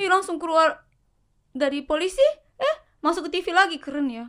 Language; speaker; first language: Indonesian; non-native, fluent; Japanese